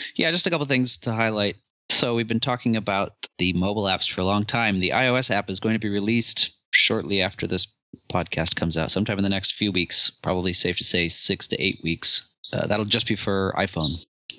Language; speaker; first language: English; native; English